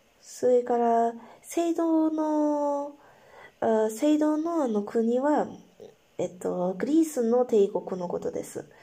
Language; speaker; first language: Japanese; non-native, fluent; Korean